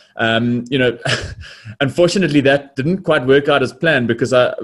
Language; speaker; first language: English; native; English